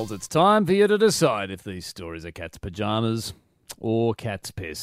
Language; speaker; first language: English; native; English